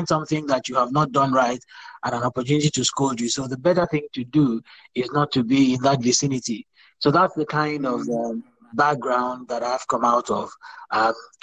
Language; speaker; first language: English; non-native, local second language; Yoruba